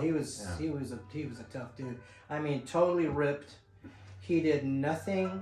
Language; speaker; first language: English; native; English